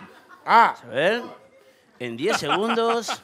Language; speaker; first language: Spanish; native; Spanish